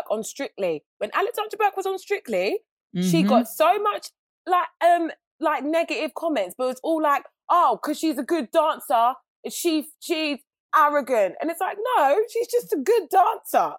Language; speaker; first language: English; native; English